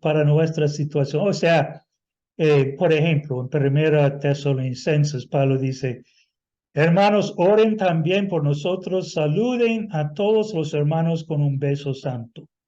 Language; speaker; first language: Spanish; non-native, fluent; English